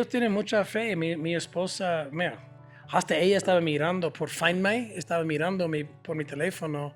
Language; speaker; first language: Spanish; non-native, fluent; English